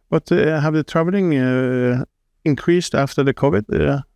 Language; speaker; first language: English; non-native, fluent; Norwegian